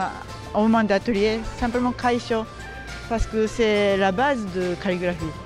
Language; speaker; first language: French; non-native, fluent; Japanese